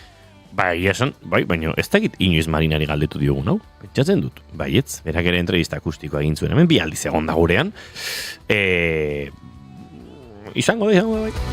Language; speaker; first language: Basque; native; Basque